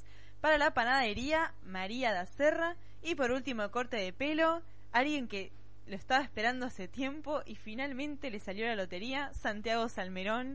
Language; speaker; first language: Spanish; native; Spanish